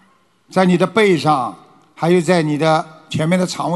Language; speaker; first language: Chinese; native; Chinese